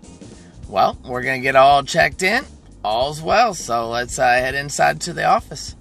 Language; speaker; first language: English; native; English